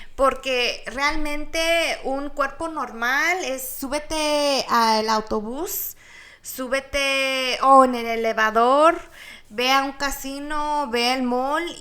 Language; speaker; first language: Spanish; early bilingual, heritage; Spanish